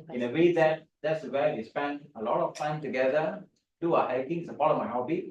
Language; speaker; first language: English; non-native, local second language; Tamil